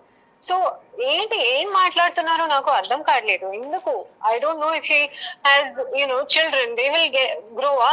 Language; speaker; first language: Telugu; non-native, learner; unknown